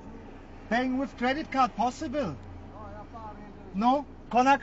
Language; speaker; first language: English; non-native, learner; German